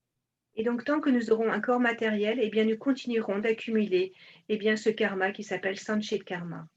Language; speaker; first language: French; native; French